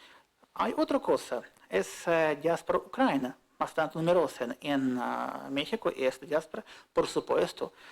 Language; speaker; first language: Spanish; non-native, fluent; Russian